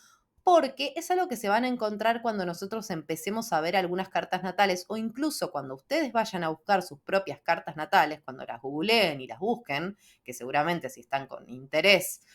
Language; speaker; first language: Spanish; native; Spanish